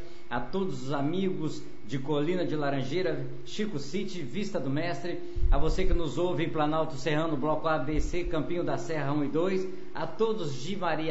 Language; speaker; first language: Portuguese; native; Portuguese